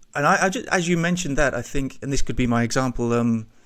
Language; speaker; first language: English; native; English